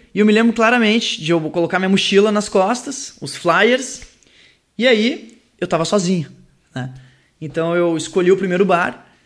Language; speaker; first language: Portuguese; early bilingual, other home language; French